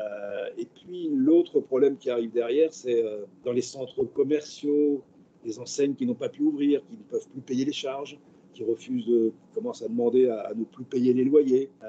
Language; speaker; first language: French; native; French